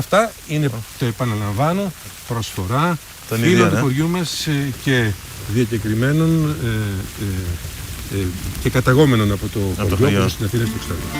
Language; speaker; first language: Greek; native; Greek